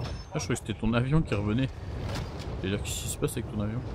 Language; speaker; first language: French; native; French